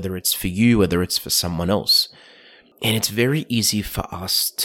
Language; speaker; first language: English; native; English